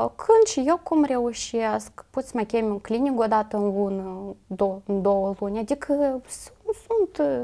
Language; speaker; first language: Romanian; native; Romanian